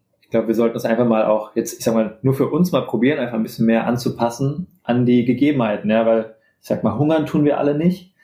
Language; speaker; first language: German; native; German